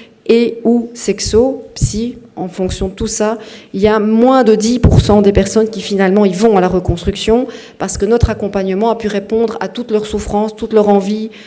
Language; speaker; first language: French; native; French